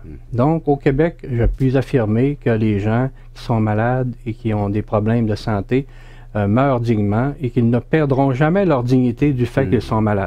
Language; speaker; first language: French; native; French